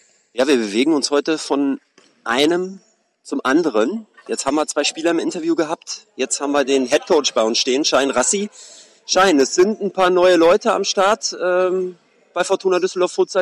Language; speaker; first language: German; native; German